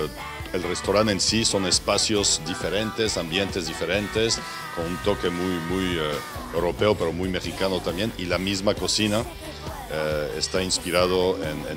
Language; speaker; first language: Spanish; non-native, fluent; French